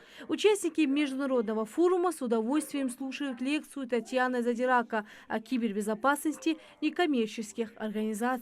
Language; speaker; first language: Russian; native; Russian